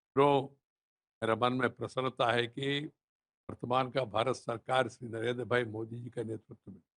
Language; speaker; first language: Hindi; non-native, local second language; Telugu